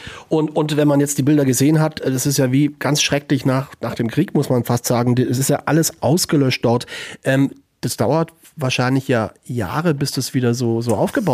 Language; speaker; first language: German; native; German